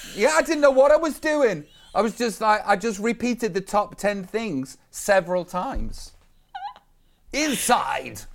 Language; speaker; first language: English; native; English